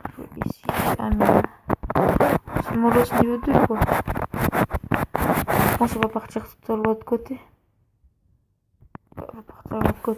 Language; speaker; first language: French; native; French